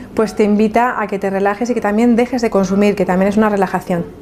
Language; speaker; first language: Spanish; early bilingual, heritage; French